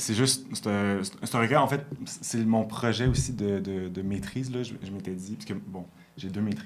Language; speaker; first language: French; native; French